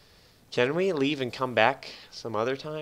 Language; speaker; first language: English; native; English